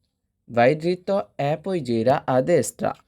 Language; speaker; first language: Italian; non-native, fluent; Bangla